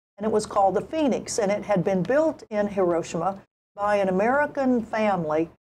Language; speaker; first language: English; native; English